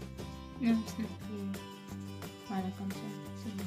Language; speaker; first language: English; non-native, local second language; Filipino